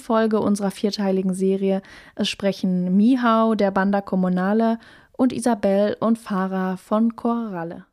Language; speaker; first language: German; native; German